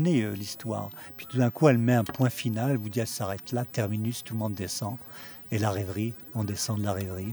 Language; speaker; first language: French; early bilingual, other home language; Kabyle